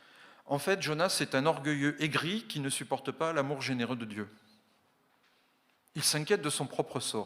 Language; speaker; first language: French; native; French